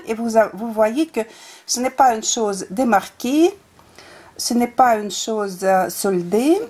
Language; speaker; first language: French; non-native, fluent; Russian